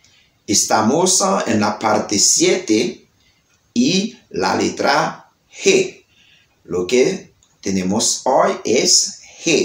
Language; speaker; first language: Spanish; non-native, learner; Haitian Creole